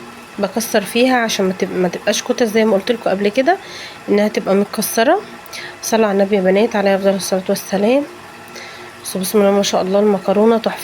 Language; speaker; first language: Arabic; native; Arabic